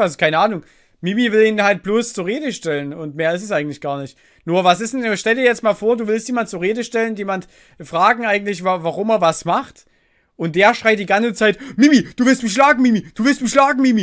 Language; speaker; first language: German; native; German